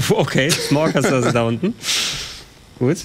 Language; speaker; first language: German; native; German